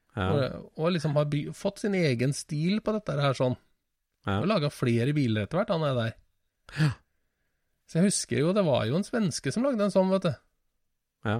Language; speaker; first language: Norwegian; native; Norwegian